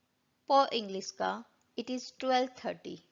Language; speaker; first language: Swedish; non-native, learner; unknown